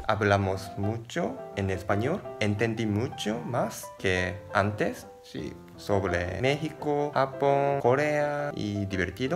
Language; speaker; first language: Spanish; non-native, learner; Japanese